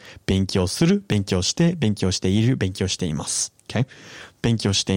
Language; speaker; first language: Japanese; non-native, fluent; English